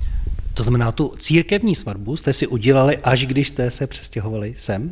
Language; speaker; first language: Czech; native; Czech